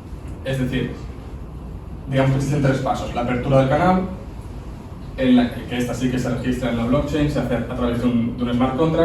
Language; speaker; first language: Spanish; native; Spanish